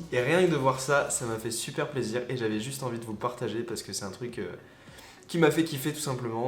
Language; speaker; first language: French; native; French